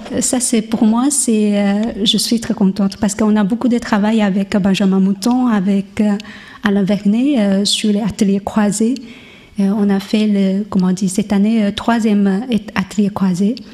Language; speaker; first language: French; non-native, learner; Chinese